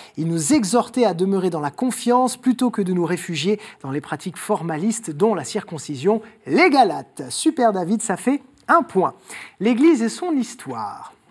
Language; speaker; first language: French; native; French